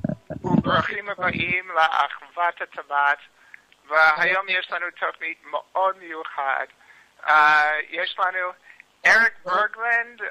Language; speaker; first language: Hebrew; non-native, learner; English